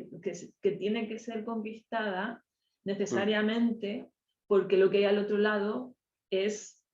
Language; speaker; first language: Spanish; native; Spanish